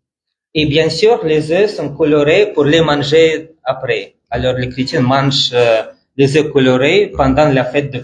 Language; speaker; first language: French; non-native, fluent; Russian